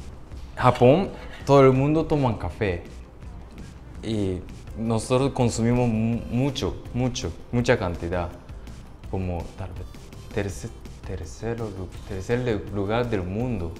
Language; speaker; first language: Spanish; non-native, fluent; Japanese